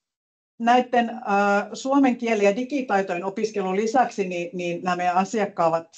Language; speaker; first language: Finnish; native; Finnish